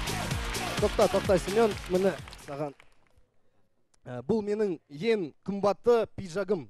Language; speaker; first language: Kazakh; non-native, local second language; Russian